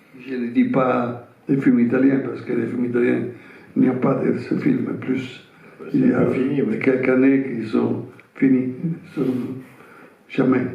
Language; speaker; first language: French; non-native, fluent; Italian